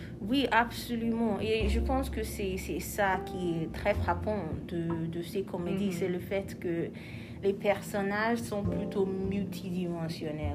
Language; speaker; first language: French; non-native, learner; English